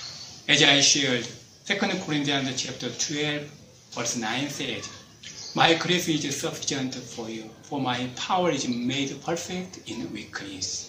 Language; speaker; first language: English; non-native, fluent; Korean